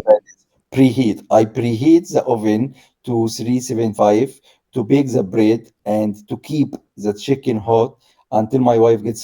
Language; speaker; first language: English; non-native, learner; Arabic